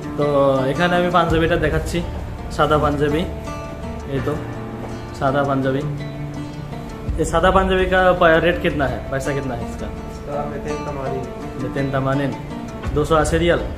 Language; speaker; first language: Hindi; non-native, learner; Bangla